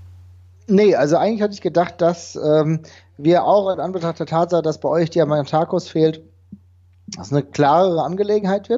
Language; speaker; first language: German; native; German